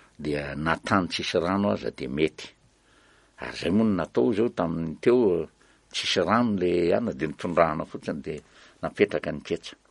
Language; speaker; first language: Malagasy; native; Malagasy